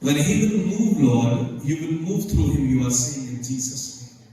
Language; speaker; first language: English; non-native, local second language; Hindi